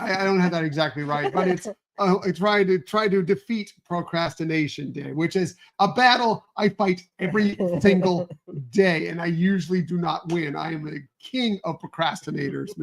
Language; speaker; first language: English; native; English